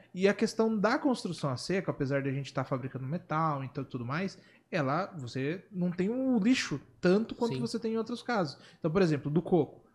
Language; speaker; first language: Portuguese; native; Portuguese